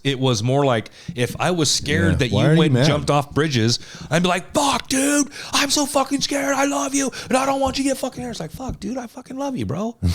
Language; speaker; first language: English; native; English